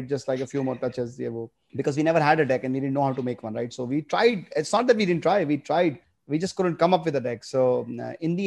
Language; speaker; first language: English; non-native, local second language; Gujarati